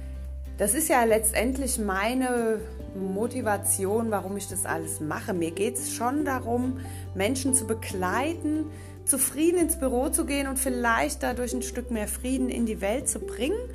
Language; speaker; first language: German; native; German